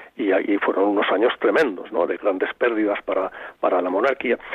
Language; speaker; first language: Spanish; native; Spanish